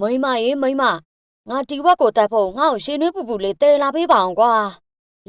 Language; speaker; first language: Burmese; native; Burmese